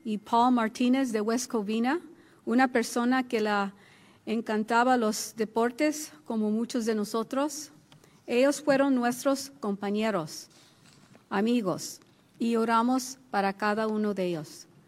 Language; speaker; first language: Spanish; early bilingual, heritage; Spanish